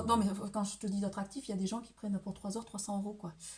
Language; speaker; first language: French; native; French